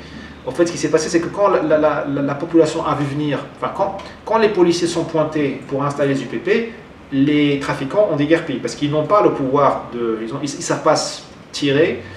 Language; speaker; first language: French; non-native, local second language; Arabic